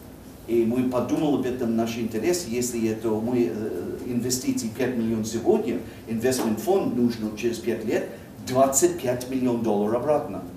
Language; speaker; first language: Russian; non-native, fluent; English